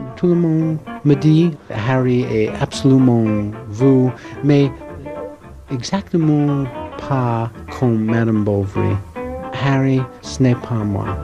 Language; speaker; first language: French; non-native, learner; English